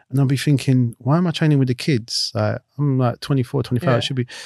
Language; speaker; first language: English; native; English